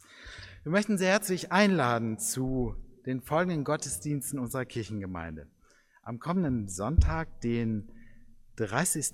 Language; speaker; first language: German; native; German